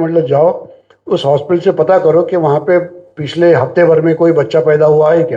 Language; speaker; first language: Hindi; non-native, local second language; Marathi